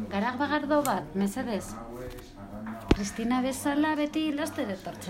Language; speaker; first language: Basque; non-native, learner; Spanish